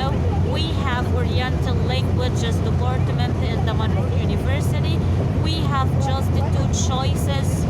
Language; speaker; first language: English; non-native, learner; Arabic